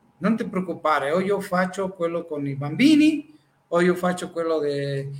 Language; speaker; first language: Italian; non-native, fluent; Spanish